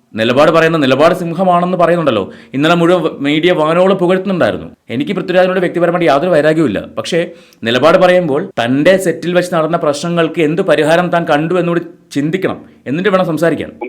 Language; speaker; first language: Malayalam; native; Malayalam